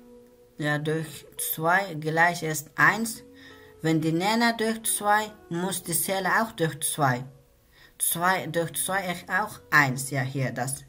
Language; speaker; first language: German; non-native, learner; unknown